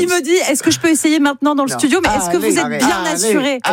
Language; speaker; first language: French; native; French